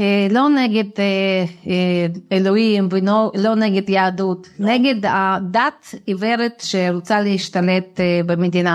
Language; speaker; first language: Hebrew; non-native, fluent; Russian